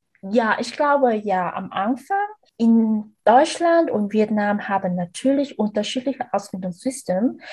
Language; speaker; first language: German; non-native, learner; Vietnamese